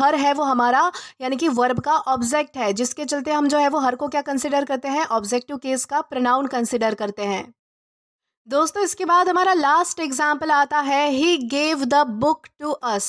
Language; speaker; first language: Hindi; native; Hindi